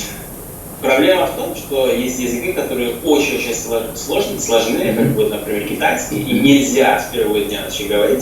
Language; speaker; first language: Russian; non-native, fluent; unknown